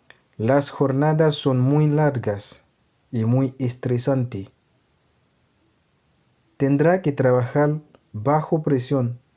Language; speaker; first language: Spanish; non-native, fluent; Haitian Creole